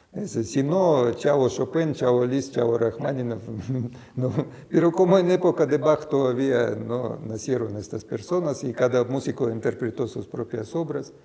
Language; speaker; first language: Spanish; non-native, fluent; Russian